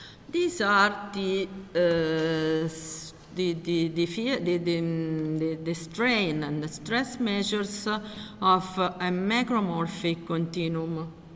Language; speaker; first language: English; non-native, fluent; Italian